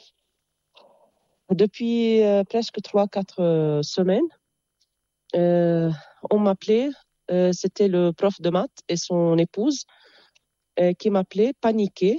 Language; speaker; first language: French; non-native, local second language; Arabic